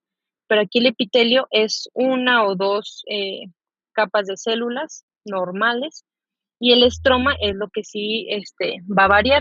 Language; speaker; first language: Spanish; native; Spanish